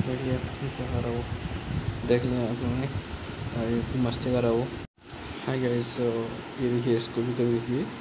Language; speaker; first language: Hindi; non-native, local second language; Bangla